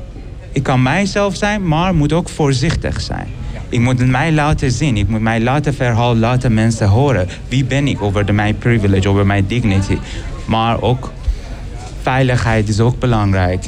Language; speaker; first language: Dutch; non-native, learner; Persian